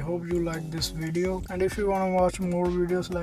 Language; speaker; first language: English; non-native, fluent; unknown